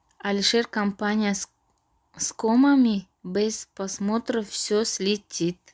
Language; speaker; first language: Russian; non-native, local second language; Tajik